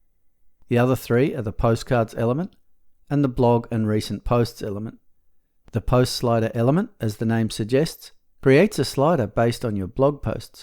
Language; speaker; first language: English; native; English